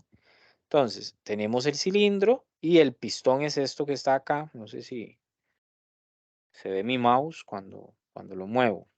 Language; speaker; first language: Spanish; native; Spanish